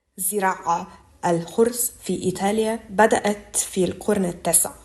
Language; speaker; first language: Arabic; non-native, learner; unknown